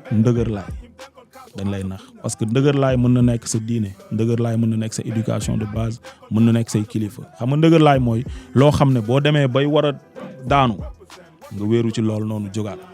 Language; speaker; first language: Wolof; native; Wolof